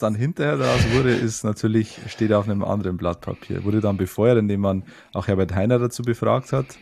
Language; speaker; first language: German; native; German